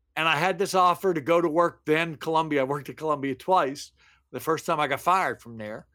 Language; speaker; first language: English; native; English